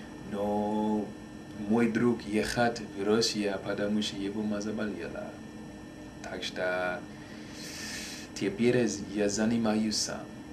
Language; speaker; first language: Russian; non-native, learner; English